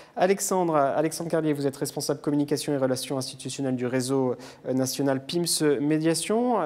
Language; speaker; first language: French; native; French